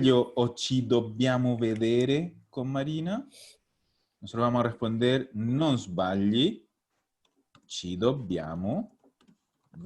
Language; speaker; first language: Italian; non-native, fluent; Spanish